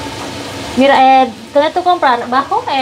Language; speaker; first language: Spanish; non-native, learner; Indonesian